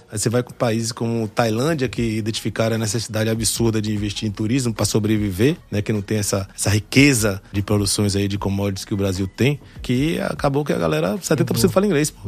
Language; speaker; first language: Portuguese; early bilingual, other home language; French